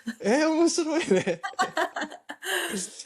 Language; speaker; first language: Japanese; non-native, learner; English